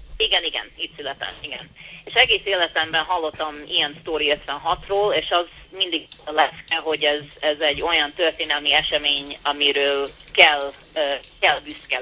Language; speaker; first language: Hungarian; early bilingual, heritage; Hungarian